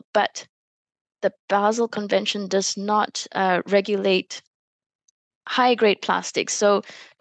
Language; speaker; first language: English; non-native, local second language; Malay